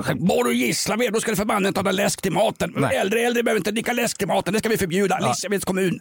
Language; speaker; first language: Swedish; native; Swedish